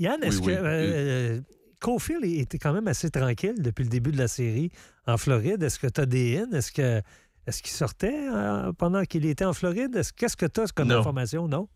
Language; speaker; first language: French; native; French